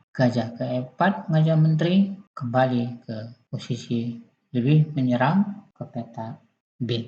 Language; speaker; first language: Indonesian; native; Indonesian